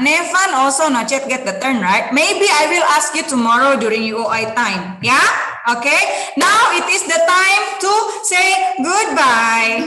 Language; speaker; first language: English; non-native, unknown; Indonesian